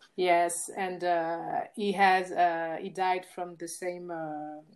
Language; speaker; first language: English; non-native, fluent; French